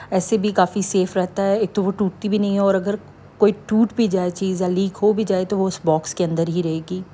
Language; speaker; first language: Urdu; native; Urdu